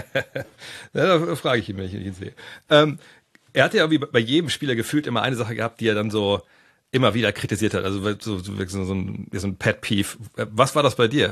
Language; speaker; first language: German; native; German